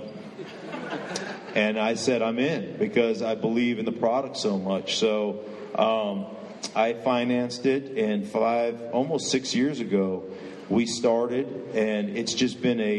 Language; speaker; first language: English; native; English